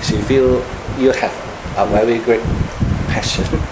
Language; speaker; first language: English; non-native, local second language; Cantonese